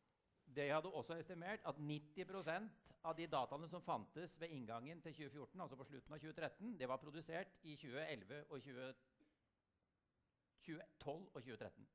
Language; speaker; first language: Norwegian; native; Norwegian